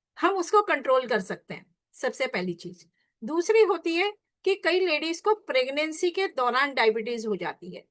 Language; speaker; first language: Hindi; non-native, local second language; Marathi